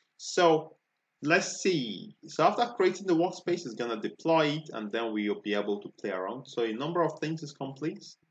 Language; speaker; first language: English; non-native, local second language; Igbo